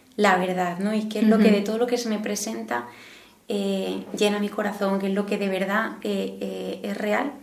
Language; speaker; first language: Spanish; native; Spanish